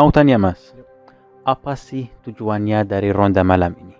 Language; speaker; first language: Indonesian; non-native, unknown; Arabic